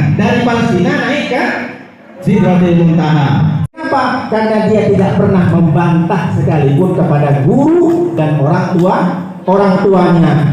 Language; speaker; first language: Indonesian; non-native, local second language; Madurese